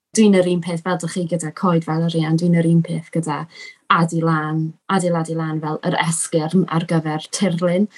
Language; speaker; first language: Welsh; non-native, local second language; English